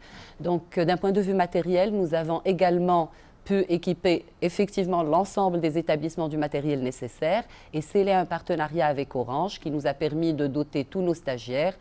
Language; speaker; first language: French; non-native, local second language; Arabic